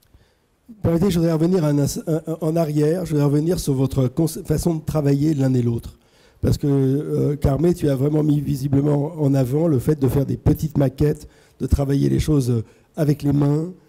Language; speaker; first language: French; native; French